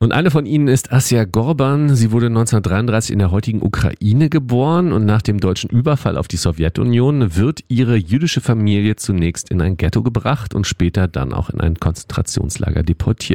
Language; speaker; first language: German; native; German